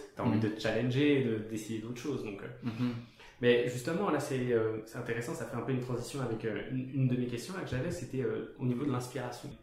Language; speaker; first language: French; native; French